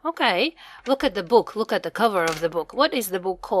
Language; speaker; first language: English; non-native, fluent; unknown